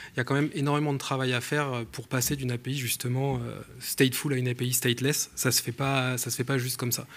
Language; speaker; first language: French; native; French